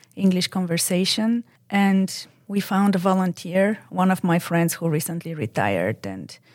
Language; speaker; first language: English; non-native, fluent; Bulgarian